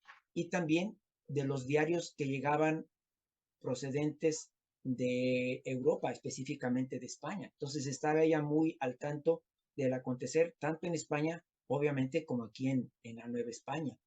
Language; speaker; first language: Spanish; native; Spanish